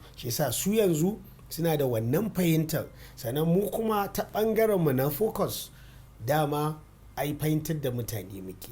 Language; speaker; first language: Hausa; non-native, local second language; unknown